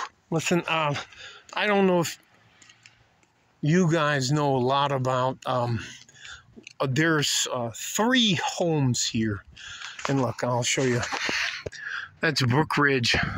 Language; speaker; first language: English; native; English